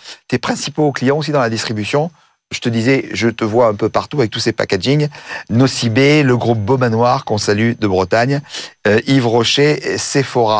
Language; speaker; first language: French; native; French